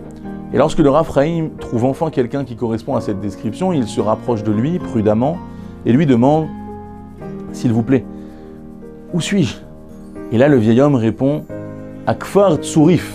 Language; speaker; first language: French; native; French